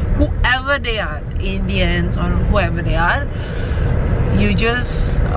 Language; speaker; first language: English; non-native, fluent; Indonesian